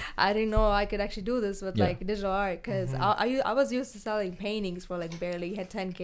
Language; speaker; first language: English; non-native, local second language; Tamil